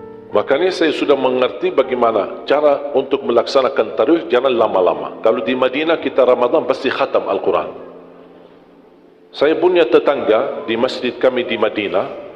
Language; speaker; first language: Indonesian; non-native, fluent; Arabic